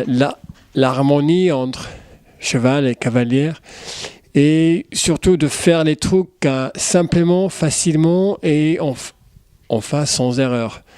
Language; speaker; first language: French; non-native, fluent; English